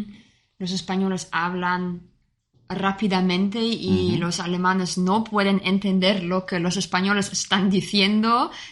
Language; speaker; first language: Spanish; non-native, fluent; German